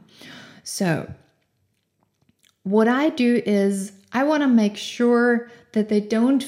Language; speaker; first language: English; non-native, fluent; German